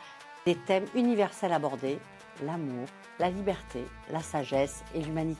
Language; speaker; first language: French; early bilingual, other home language; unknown